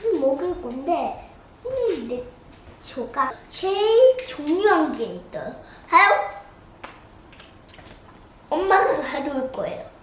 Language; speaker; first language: Korean; early bilingual, heritage; Korean